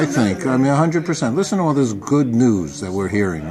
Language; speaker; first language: English; native; English